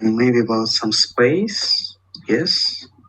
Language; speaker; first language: English; non-native, learner; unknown